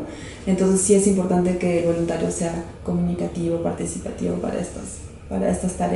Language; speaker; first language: Spanish; native; Spanish